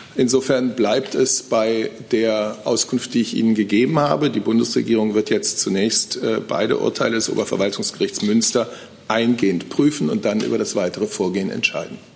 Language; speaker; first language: German; native; German